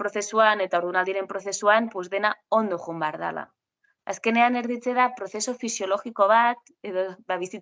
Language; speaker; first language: Basque; non-native, local second language; Spanish